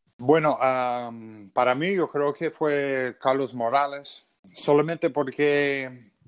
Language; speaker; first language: Spanish; early bilingual, other home language; English